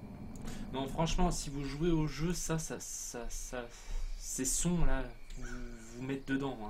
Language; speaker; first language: French; native; French